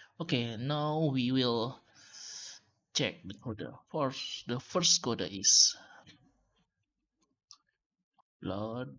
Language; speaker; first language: English; non-native, learner; Malay